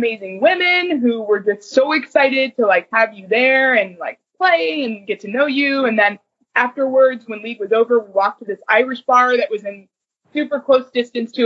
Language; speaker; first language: English; native; English